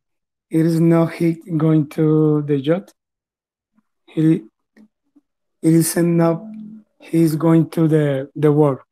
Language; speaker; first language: English; non-native, learner; Spanish